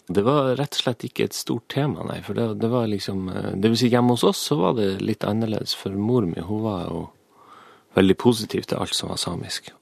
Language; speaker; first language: Norwegian; native; Norwegian